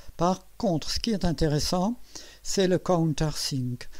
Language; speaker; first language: French; native; French